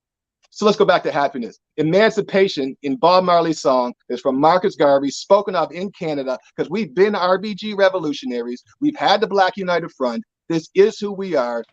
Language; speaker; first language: English; native; English